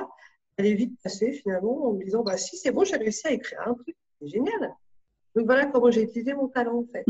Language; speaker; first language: French; native; French